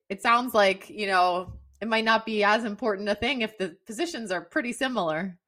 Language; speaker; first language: English; native; English